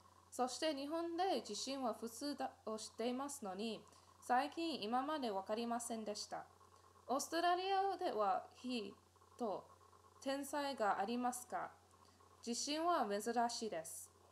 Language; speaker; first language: Japanese; non-native, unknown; English